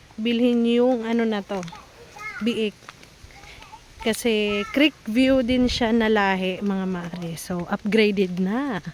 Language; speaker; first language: Filipino; non-native, local second language; Waray